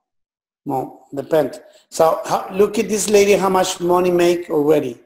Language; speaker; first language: English; non-native, learner; Spanish